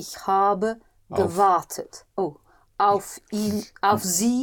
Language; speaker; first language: German; non-native, learner; English